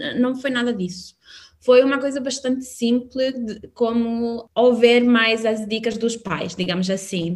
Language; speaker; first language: Portuguese; non-native, fluent; Albanian